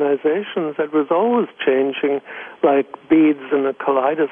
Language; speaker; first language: English; native; English